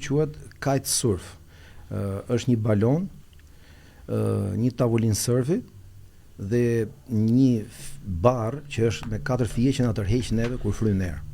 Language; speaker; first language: Albanian; native; Albanian